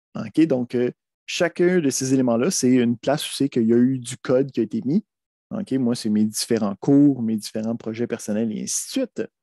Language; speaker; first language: French; native; French